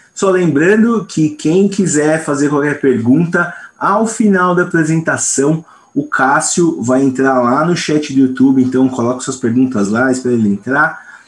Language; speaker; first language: Portuguese; native; Portuguese